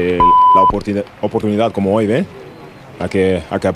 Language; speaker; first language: Spanish; non-native, learner; German